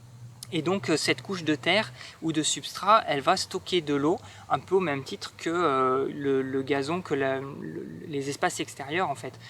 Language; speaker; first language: French; native; French